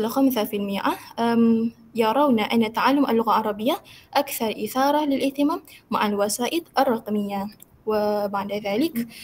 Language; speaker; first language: Arabic; non-native, learner; Malay